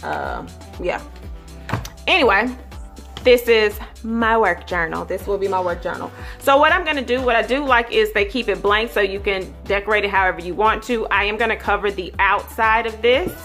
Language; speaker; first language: English; native; English